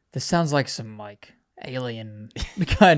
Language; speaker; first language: English; native; English